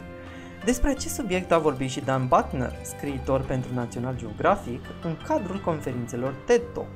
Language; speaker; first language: Romanian; native; Romanian